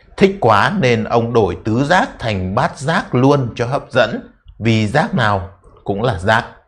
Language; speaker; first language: Vietnamese; native; Vietnamese